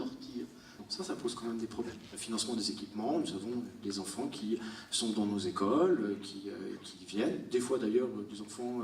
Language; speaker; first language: French; native; French